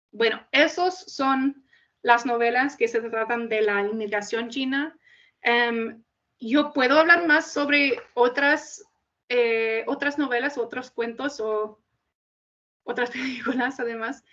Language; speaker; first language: Spanish; non-native, fluent; English